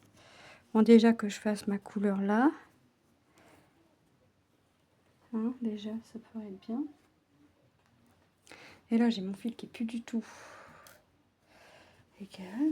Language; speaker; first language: French; native; French